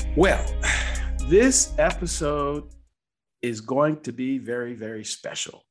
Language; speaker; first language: English; native; English